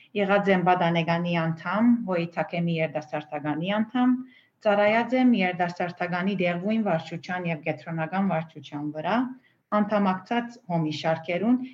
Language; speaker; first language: Armenian; early bilingual, heritage; Armenian